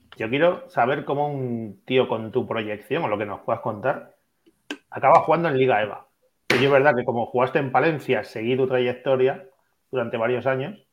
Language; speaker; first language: Spanish; native; Spanish